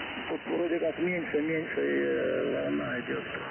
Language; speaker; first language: Russian; native; Russian